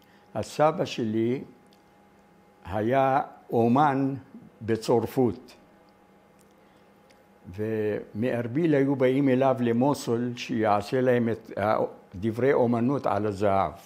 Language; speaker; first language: Hebrew; non-native, fluent; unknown